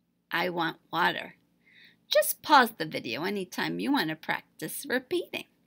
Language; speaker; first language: English; native; English